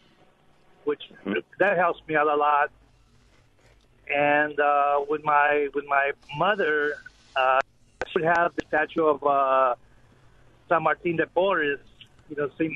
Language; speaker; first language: English; native; English